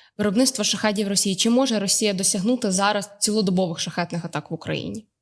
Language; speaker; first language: Ukrainian; native; Ukrainian